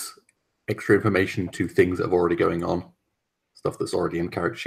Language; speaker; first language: English; native; English